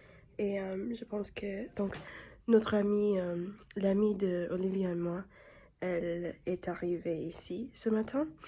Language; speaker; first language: French; non-native, learner; English